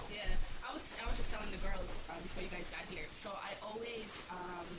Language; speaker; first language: English; early bilingual, other home language; Bosnian